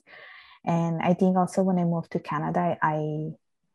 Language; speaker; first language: English; non-native, fluent; Italian